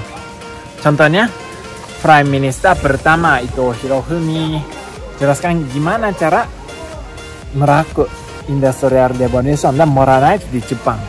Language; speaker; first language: Indonesian; non-native, learner; Japanese